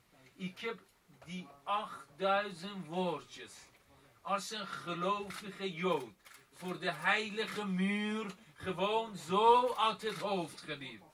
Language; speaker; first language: Dutch; non-native, fluent; Persian